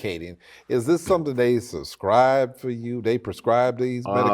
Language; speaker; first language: English; native; English